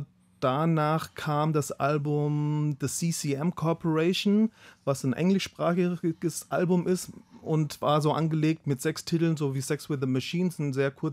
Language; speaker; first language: German; native; German